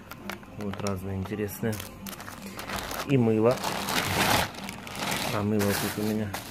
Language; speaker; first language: Russian; native; Russian